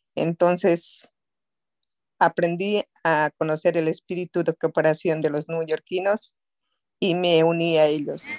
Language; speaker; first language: Spanish; native; Spanish